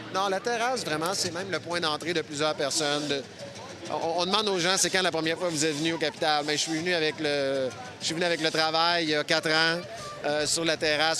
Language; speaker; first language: French; native; French